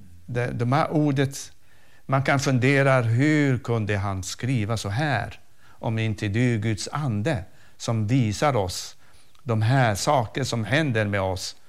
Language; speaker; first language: Swedish; non-native, fluent; Arabic